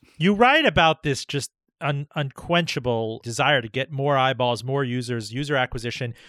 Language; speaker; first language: English; early bilingual, other home language; Persian